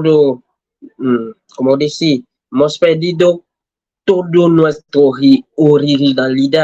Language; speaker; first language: Spanish; non-native, learner; French